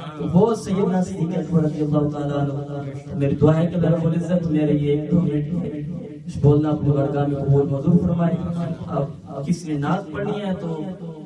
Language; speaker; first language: Urdu; non-native, local second language; Punjabi